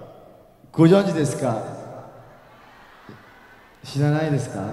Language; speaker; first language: Japanese; non-native, learner; Korean